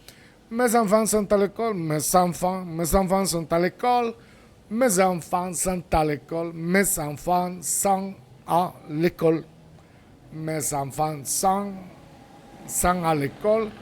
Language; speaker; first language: French; non-native, fluent; Spanish